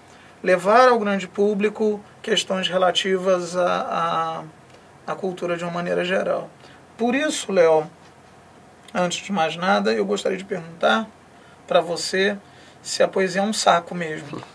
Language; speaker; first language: Portuguese; native; Portuguese